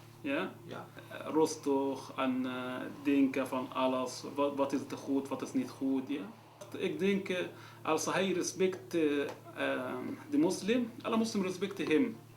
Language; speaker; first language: Dutch; non-native, learner; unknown